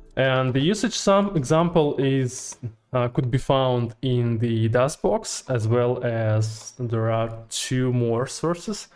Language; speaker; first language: English; non-native, fluent; Russian